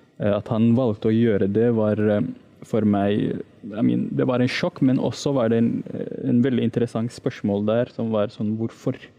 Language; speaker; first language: Norwegian; non-native, fluent; Arabic